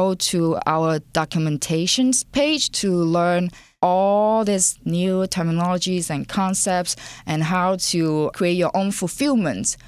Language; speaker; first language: English; non-native, local second language; Cantonese